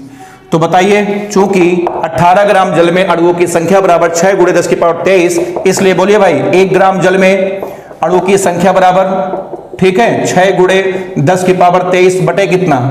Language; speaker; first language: Hindi; native; Hindi